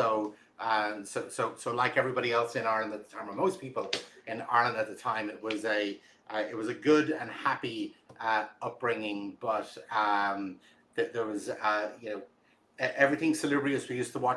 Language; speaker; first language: English; native; English